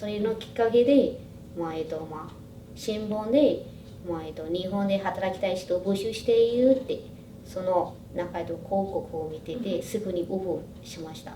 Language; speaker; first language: Japanese; non-native, fluent; Burmese